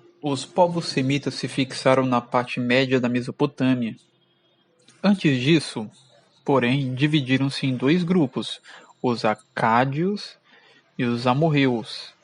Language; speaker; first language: Portuguese; native; Portuguese